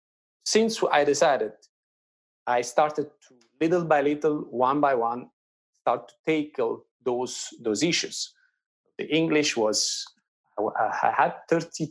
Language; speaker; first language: English; non-native, fluent; Italian